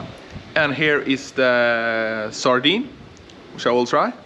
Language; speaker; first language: English; non-native, fluent; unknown